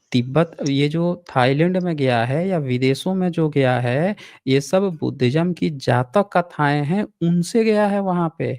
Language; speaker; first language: Hindi; native; Hindi